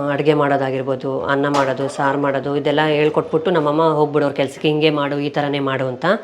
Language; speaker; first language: Kannada; native; Kannada